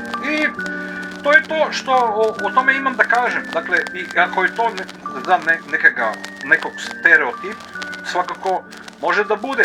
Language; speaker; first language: Croatian; native; Croatian